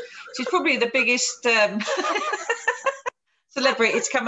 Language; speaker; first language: English; native; English